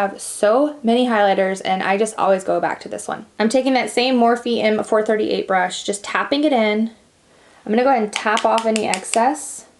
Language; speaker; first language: English; native; English